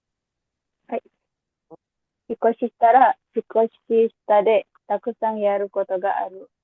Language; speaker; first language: Japanese; non-native, learner; Indonesian